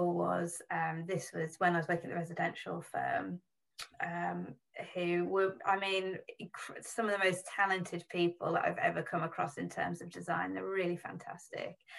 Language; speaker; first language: English; native; English